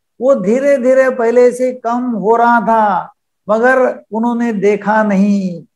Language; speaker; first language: Hindi; non-native, local second language; Marathi